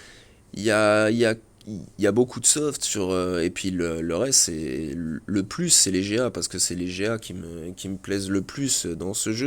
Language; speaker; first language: French; native; French